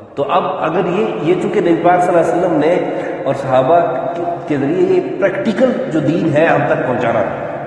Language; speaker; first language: Urdu; non-native, local second language; Pashto